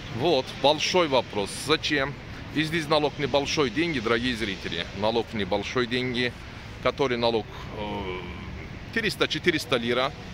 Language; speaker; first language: Russian; non-native, learner; Turkish